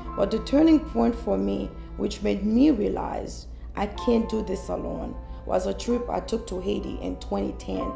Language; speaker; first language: English; early bilingual, other home language; Haitian Creole